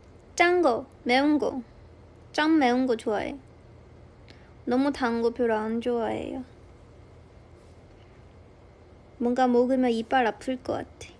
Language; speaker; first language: Korean; non-native, fluent; Chinese